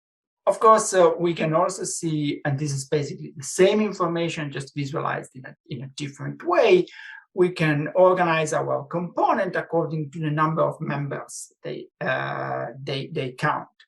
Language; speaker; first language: English; non-native, fluent; Italian